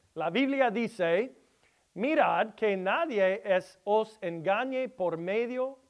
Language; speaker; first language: Spanish; non-native, learner; English